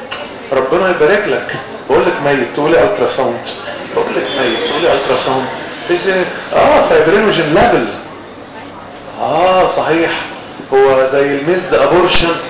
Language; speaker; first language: Arabic; native; Arabic